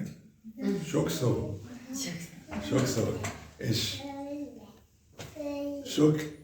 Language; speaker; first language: Hungarian; early bilingual, heritage; Hungarian